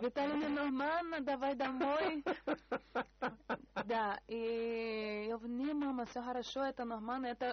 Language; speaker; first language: Russian; non-native, learner; Portuguese